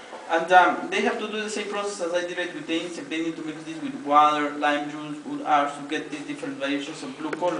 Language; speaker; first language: English; non-native, fluent; Spanish